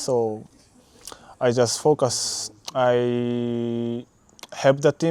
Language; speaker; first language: English; non-native, learner; Japanese